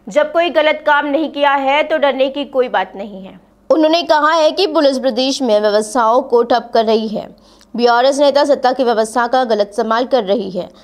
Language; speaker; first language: Hindi; native; Hindi